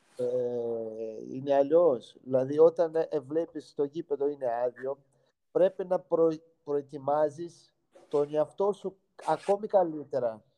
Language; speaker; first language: Greek; non-native, fluent; Portuguese